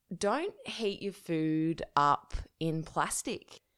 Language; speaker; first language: English; native; English